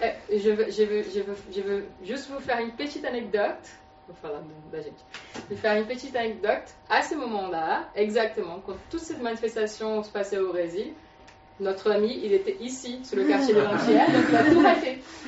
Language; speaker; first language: French; native; French